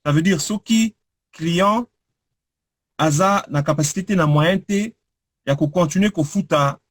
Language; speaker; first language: French; non-native, local second language; Lingala